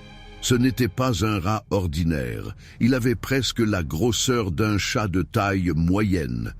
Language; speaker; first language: French; native; French